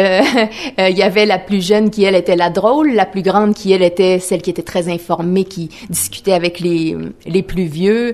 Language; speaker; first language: French; native; French